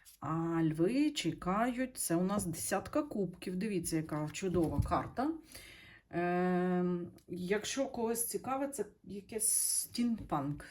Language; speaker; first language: Ukrainian; non-native, local second language; Russian